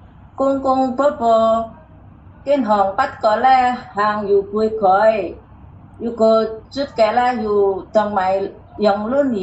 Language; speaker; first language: Cantonese; non-native, learner; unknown